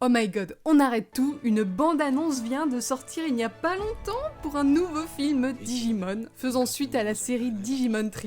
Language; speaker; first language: French; native; French